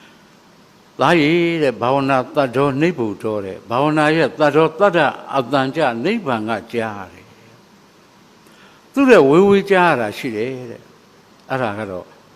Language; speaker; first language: Burmese; native; Burmese